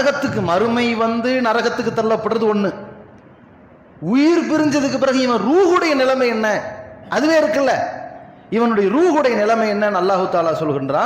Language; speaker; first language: Tamil; native; Tamil